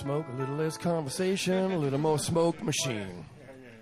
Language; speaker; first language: English; non-native, fluent; Japanese